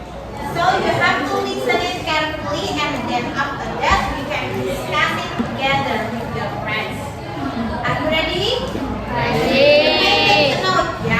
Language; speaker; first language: English; non-native, fluent; Indonesian